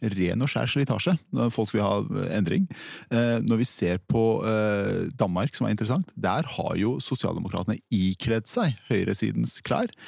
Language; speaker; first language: Norwegian; early bilingual, other home language; Persian